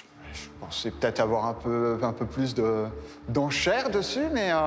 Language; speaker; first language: French; native; French